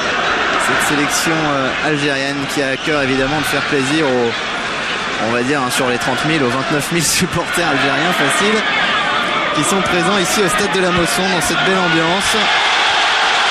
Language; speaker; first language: French; native; French